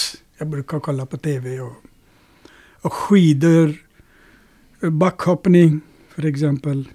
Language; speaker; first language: Swedish; non-native, fluent; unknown